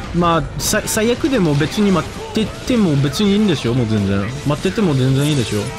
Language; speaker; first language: Japanese; non-native, fluent; French